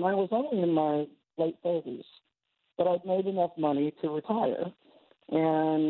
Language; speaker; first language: English; native; English